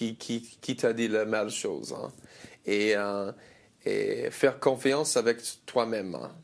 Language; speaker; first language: French; non-native, learner; English